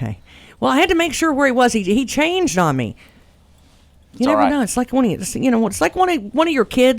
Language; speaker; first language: English; native; English